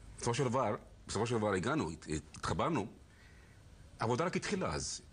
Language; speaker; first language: Hebrew; native; Hebrew